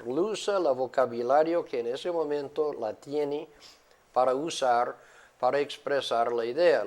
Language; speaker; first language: Spanish; non-native, fluent; English